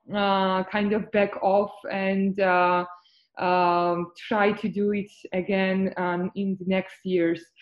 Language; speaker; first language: English; non-native, fluent; Georgian